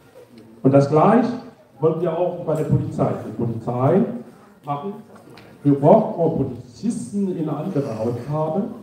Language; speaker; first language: German; non-native, fluent; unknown